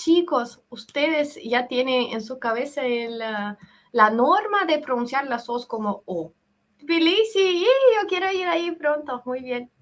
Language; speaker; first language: Spanish; non-native, fluent; Russian